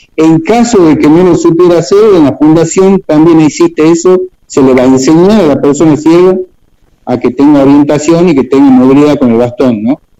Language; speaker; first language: Spanish; native; Spanish